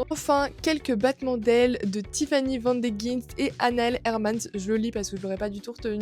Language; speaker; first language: French; native; French